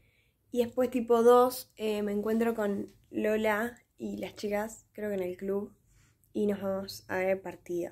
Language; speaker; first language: Spanish; native; Spanish